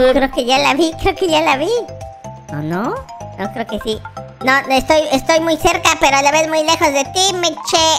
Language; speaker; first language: Spanish; native; Spanish